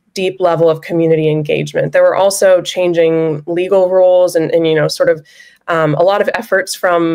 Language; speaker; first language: English; native; English